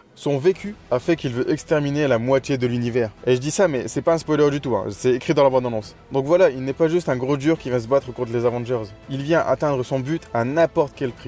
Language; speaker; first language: French; native; French